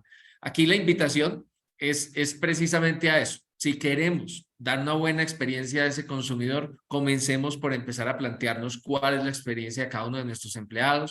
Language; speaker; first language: Spanish; native; Spanish